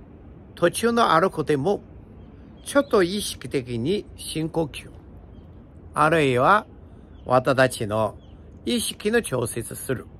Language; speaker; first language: Japanese; non-native, learner; Chinese